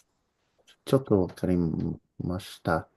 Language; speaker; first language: Japanese; non-native, learner; English